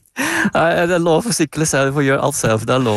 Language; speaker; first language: Norwegian; non-native, fluent; Dutch